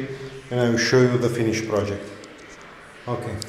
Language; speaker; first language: English; non-native, fluent; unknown